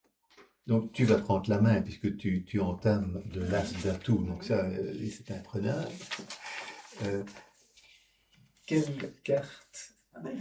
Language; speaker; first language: French; native; French